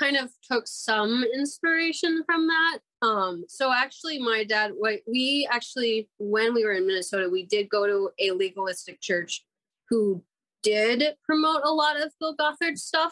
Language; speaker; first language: English; native; English